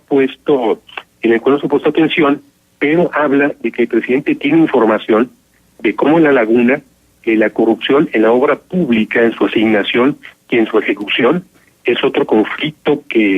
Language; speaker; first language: Spanish; native; Spanish